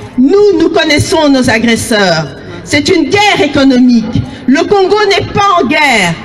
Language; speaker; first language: French; early bilingual, other home language; Lingala